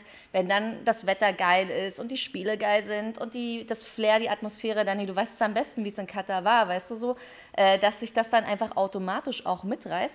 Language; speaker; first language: German; native; German